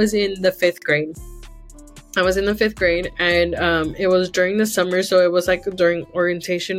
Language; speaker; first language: English; early bilingual, other home language; Spanish